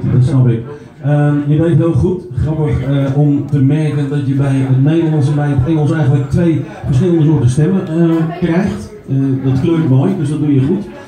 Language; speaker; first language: Dutch; native; Dutch